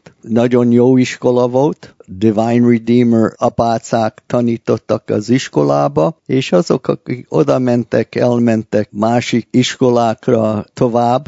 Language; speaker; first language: Hungarian; early bilingual, heritage; Hungarian